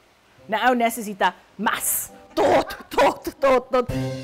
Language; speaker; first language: Spanish; non-native, learner; English